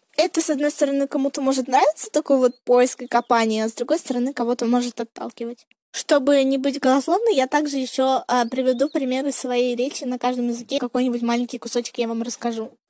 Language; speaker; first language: Russian; native; Russian